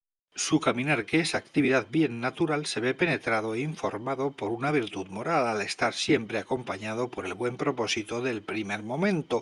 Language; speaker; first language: Spanish; native; Spanish